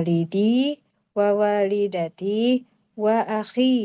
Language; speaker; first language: Arabic; non-native, learner; Indonesian